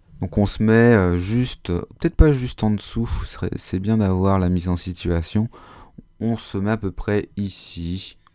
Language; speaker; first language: French; native; French